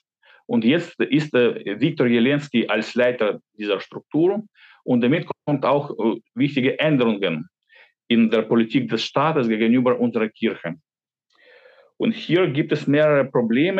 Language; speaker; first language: German; non-native, fluent; Ukrainian